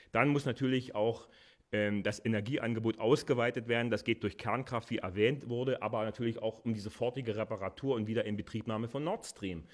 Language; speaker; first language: German; native; German